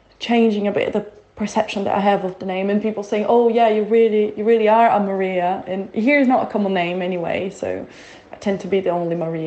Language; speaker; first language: English; non-native, fluent; Portuguese